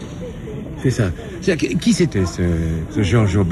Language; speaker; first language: French; native; French